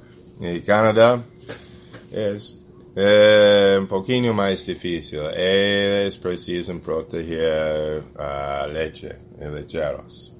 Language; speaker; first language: Portuguese; non-native, fluent; English